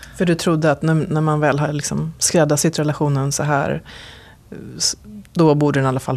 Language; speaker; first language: Swedish; native; Swedish